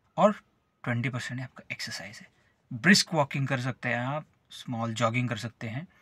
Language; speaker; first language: Hindi; non-native, local second language; Marathi